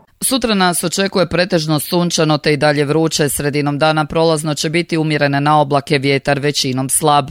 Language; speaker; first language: Croatian; native; Croatian